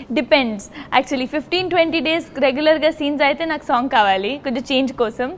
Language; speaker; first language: Telugu; non-native, learner; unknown